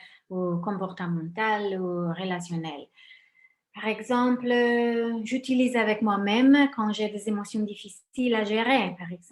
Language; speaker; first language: French; non-native, fluent; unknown